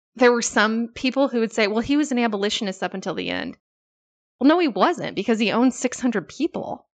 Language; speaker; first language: English; native; English